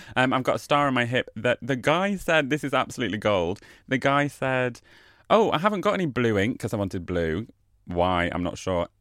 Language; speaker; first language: English; native; English